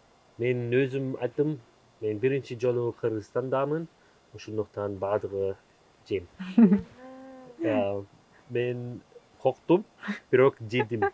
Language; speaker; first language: Kyrgyz; non-native, learner; German